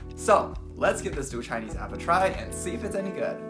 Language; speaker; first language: English; early bilingual, other home language; Chinese